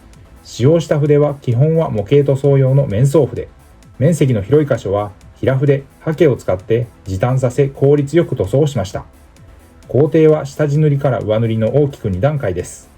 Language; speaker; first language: Japanese; native; Japanese